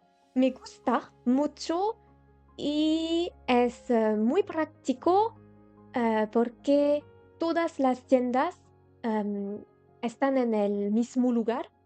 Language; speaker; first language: Spanish; non-native, learner; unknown